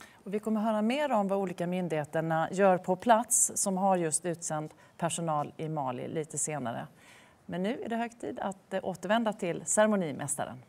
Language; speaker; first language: Swedish; native; Swedish